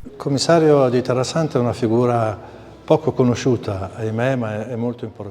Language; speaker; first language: Italian; native; Italian